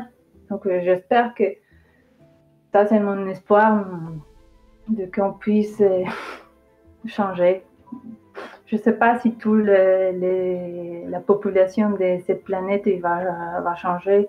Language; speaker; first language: French; non-native, fluent; Spanish